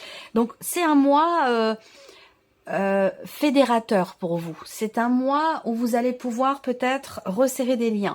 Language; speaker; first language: French; native; French